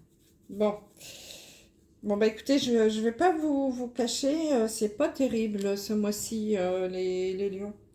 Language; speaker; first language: French; native; French